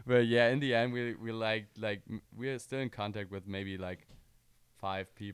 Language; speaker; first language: English; non-native, fluent; German